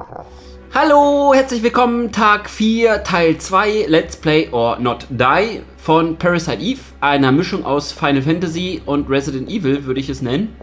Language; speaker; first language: German; native; German